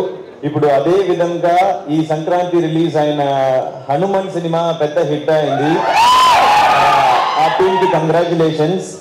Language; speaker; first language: Telugu; non-native, learner; Tamil